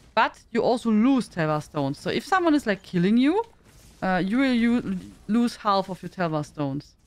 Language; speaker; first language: English; non-native, fluent; German